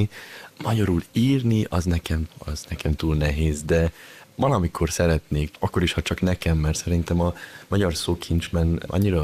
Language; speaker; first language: Hungarian; early bilingual, heritage; German